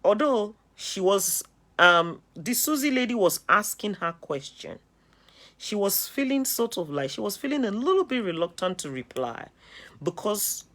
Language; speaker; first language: English; non-native, local second language; Yoruba